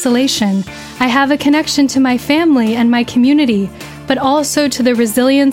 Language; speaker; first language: English; native; English